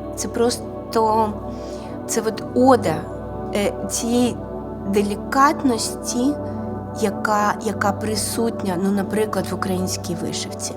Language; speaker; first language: Ukrainian; non-native, local second language; Russian